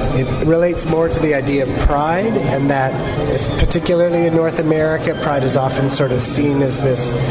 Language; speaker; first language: English; native; English